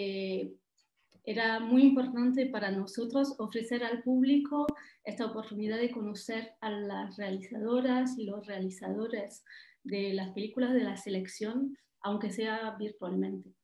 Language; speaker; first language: Spanish; non-native, fluent; French